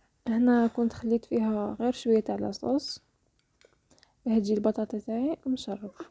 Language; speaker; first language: Arabic; native; Arabic